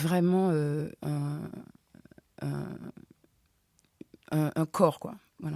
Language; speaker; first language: French; native; French